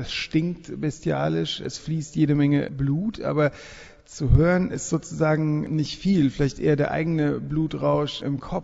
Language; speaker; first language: German; native; German